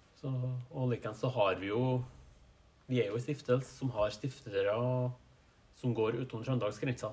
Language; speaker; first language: Norwegian; native; Norwegian